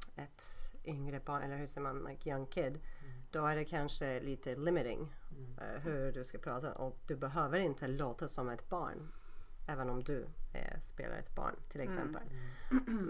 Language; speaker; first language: Swedish; non-native, fluent; Turkish